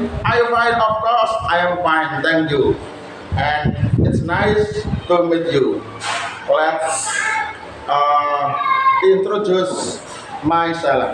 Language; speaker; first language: English; non-native, learner; Indonesian